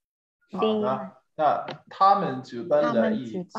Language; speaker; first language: Chinese; non-native, fluent; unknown